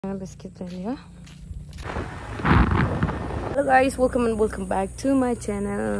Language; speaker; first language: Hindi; non-native, local second language; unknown